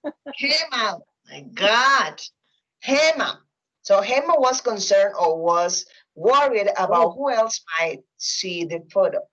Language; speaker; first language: English; non-native, fluent; Spanish